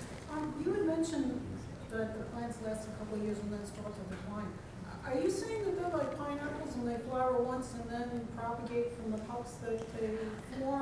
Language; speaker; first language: English; native; English